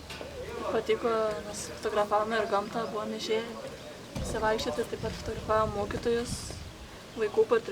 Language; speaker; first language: Lithuanian; native; Lithuanian